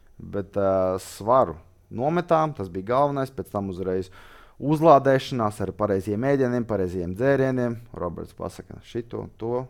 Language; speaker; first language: Latvian; native; Latvian